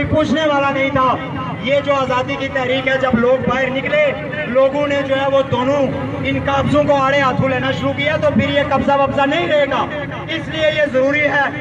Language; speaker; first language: Urdu; non-native, local second language; Pahari-Potwari